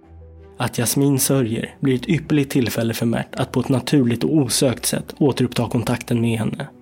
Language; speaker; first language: Swedish; native; Swedish